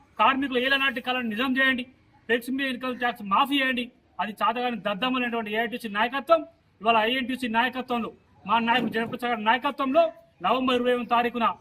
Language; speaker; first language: Telugu; native; Telugu